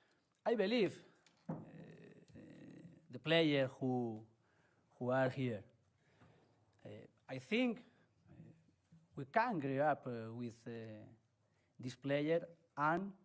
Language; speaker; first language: English; non-native, learner; Spanish